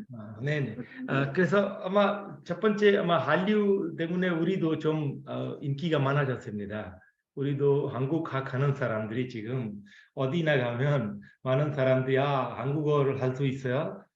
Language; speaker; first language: Korean; non-native, fluent; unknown